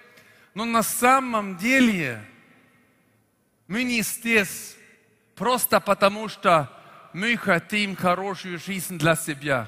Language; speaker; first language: Russian; non-native, fluent; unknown